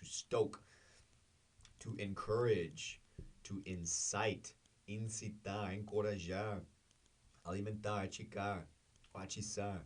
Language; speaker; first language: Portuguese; non-native, learner; English